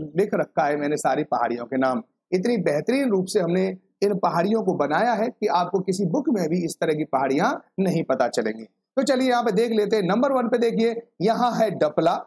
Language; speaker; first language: Hindi; native; Hindi